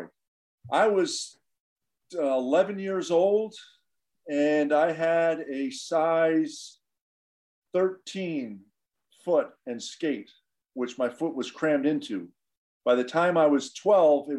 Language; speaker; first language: English; native; English